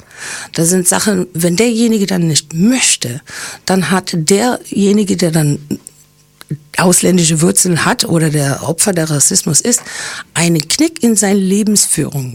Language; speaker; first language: German; early bilingual, other home language; English